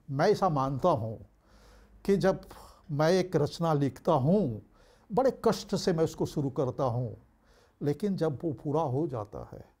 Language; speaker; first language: Hindi; early bilingual, heritage; Bhojpuri